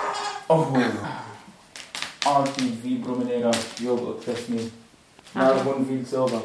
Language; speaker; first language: Swedish; non-native, learner; Arabic